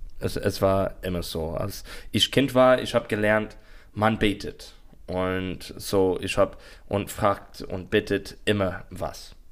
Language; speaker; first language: German; non-native, learner; English